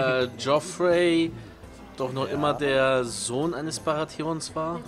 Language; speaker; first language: German; native; German